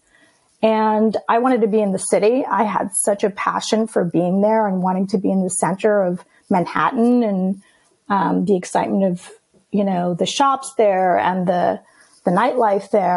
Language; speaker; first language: English; early bilingual, other home language; Greek